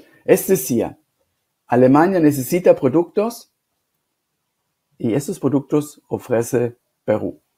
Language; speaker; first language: Spanish; non-native, fluent; German